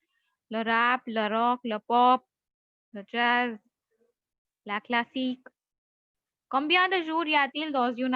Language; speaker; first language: French; non-native, fluent; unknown